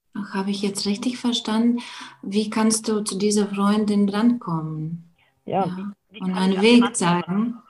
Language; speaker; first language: German; non-native, fluent; Latvian